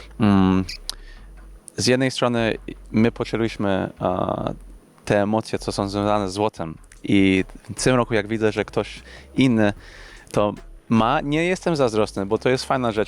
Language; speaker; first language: Polish; early bilingual, heritage; English